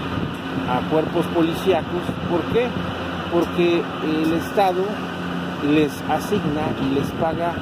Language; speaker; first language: Spanish; native; Spanish